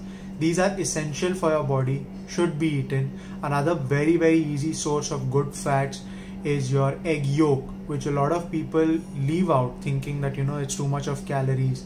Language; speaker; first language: English; non-native, local second language; Hindi